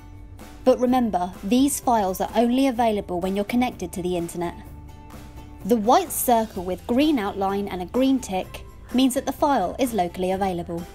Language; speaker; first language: English; native; English